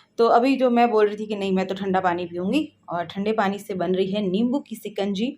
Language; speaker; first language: Hindi; native; Hindi